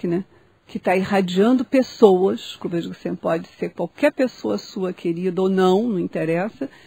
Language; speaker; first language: Portuguese; native; Portuguese